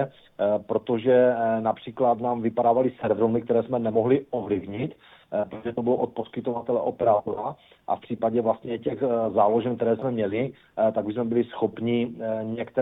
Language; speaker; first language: Czech; native; Czech